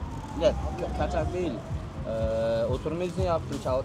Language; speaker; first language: Turkish; non-native, fluent; Uzbek